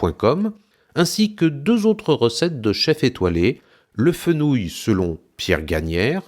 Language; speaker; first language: French; native; French